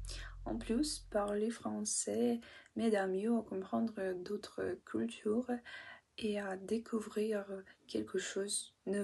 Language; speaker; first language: French; non-native, fluent; Ukrainian